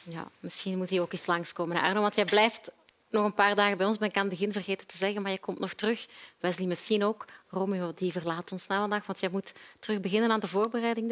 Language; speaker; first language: Dutch; native; Dutch